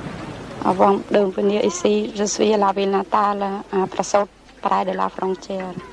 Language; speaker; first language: French; non-native, local second language; Khmer